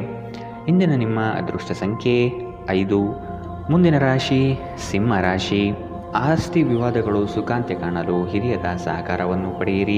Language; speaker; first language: Kannada; native; Kannada